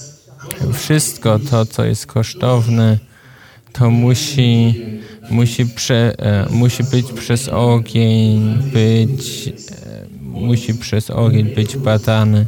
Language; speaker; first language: Polish; non-native, fluent; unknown